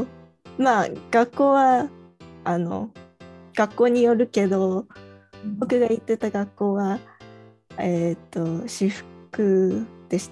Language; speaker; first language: Japanese; early bilingual, heritage; Japanese